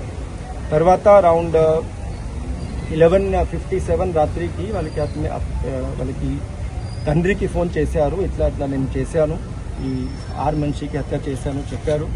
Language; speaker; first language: Telugu; non-native, learner; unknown